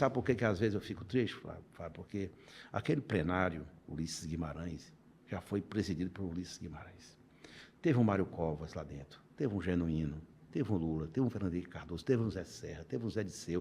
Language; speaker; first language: Portuguese; native; Portuguese